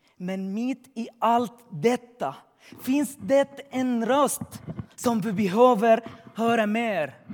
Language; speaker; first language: Swedish; non-native, learner; Arabic